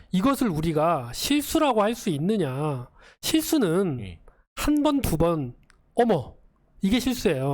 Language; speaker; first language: Korean; native; Korean